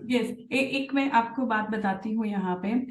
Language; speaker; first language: Hindi; native; Hindi